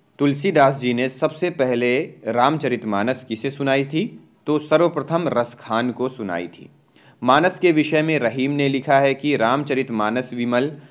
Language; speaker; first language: Hindi; native; Hindi